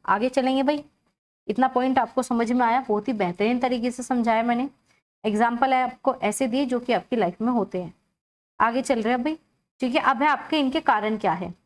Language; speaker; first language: Hindi; native; Hindi